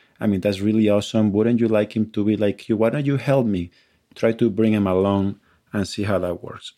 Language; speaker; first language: English; non-native, fluent; Spanish